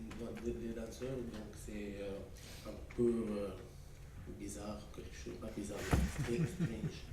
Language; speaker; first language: French; non-native, learner; Arabic